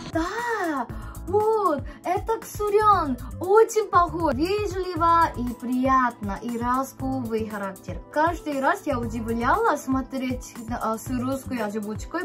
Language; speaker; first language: Russian; non-native, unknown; Korean